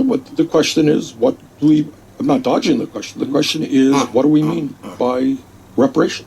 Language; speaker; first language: English; native; English